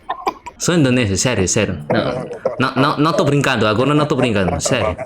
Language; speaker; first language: Portuguese; non-native, fluent; Indonesian